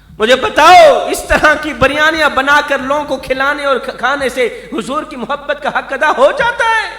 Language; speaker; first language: Urdu; non-native, local second language; Saraiki